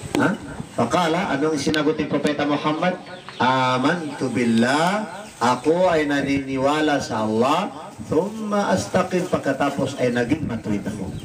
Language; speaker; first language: Filipino; non-native, local second language; Maguindanaon